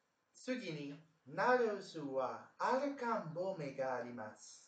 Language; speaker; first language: Japanese; non-native, learner; Spanish